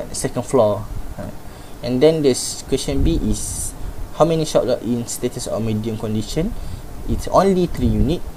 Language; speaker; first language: English; non-native, local second language; Malay